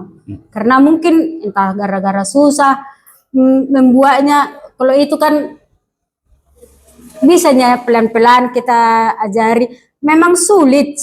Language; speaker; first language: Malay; non-native, local second language; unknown